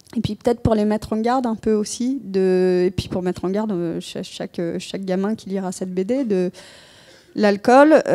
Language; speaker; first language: French; native; French